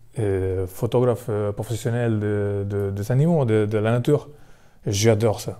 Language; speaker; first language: French; non-native, fluent; Spanish